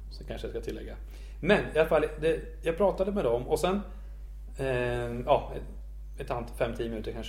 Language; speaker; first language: Swedish; native; Swedish